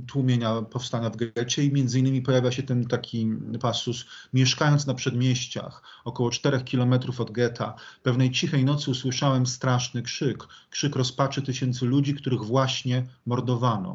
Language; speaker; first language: Polish; native; Polish